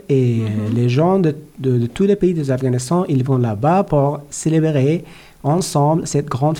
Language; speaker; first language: French; non-native, learner; Persian